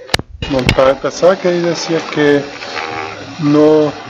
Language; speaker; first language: Spanish; non-native, fluent; German